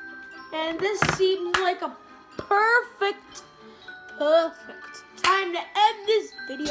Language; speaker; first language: English; native; English